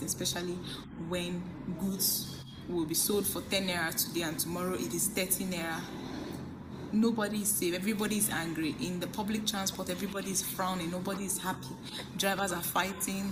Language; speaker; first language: English; non-native, local second language; Igbo